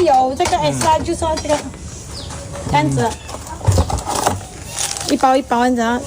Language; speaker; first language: Chinese; non-native, local second language; Malay